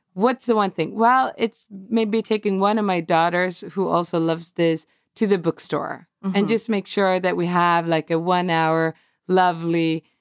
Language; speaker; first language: English; non-native, fluent; Swedish